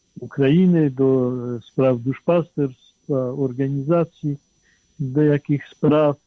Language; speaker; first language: Ukrainian; non-native, fluent; Polish